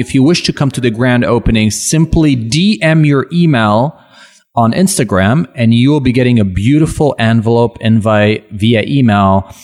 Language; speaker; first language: English; non-native, fluent; French